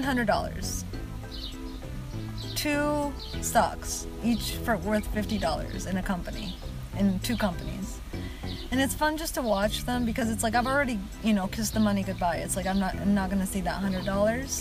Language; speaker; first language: English; early bilingual, other home language; Spanish